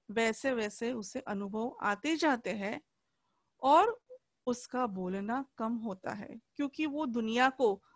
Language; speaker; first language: Hindi; non-native, local second language; Marathi